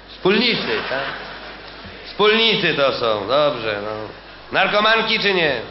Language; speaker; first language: Polish; native; Polish